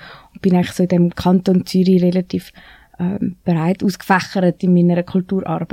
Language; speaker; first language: German; native; German